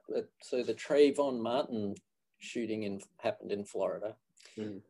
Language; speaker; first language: English; native; English